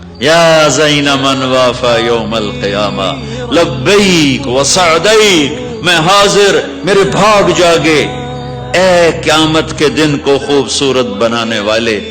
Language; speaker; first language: Urdu; non-native, local second language; Punjabi